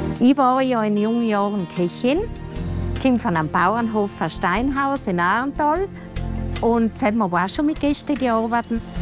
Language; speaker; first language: German; native; German